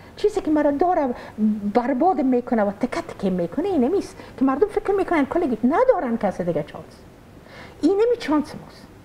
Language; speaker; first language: Persian; native; Persian